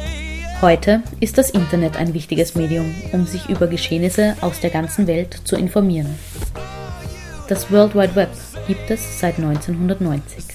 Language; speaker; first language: German; native; German